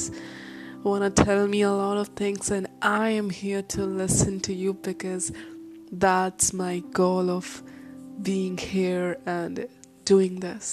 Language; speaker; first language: English; non-native, local second language; Hindi